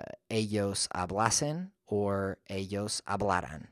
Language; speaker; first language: Spanish; non-native, fluent; English